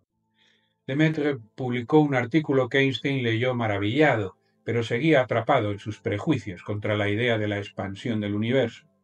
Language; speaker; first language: Spanish; native; Spanish